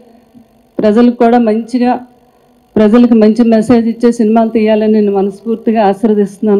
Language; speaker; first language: Telugu; native; Telugu